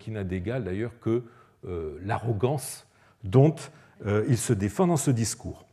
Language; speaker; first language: French; native; French